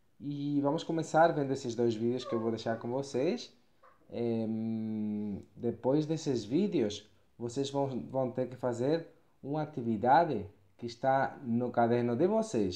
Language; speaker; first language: Portuguese; non-native, fluent; Spanish